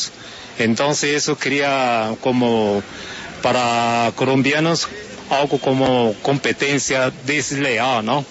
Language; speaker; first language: Spanish; non-native, fluent; Chinese